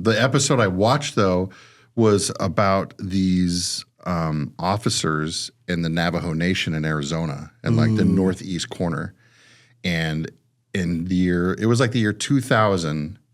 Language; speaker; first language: English; native; English